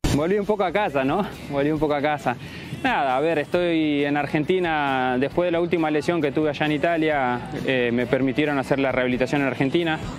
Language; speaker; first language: Spanish; native; Spanish